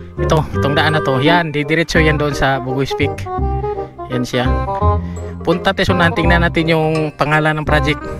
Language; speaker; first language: Filipino; non-native, local second language; Cebuano